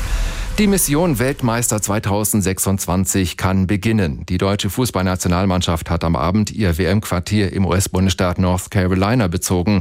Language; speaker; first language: German; native; German